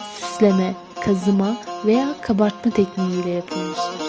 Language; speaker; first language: Turkish; native; Turkish